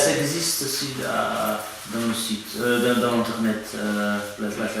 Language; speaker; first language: French; non-native, fluent; Polish